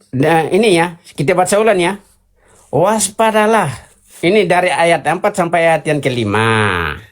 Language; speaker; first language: Indonesian; non-native, local second language; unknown